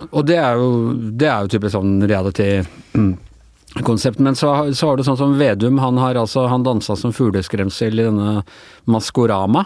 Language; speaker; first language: Norwegian; native; Norwegian